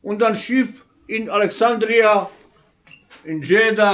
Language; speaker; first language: German; non-native, learner; Bosnian